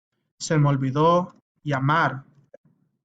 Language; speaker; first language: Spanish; non-native, fluent; English